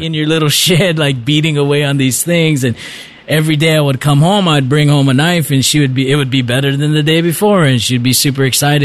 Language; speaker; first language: English; native; English